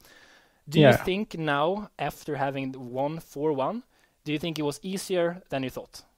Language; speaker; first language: English; non-native, fluent; Swedish